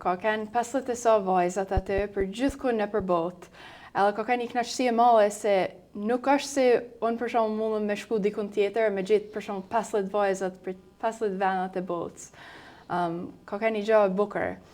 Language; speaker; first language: Albanian; early bilingual, heritage; Albanian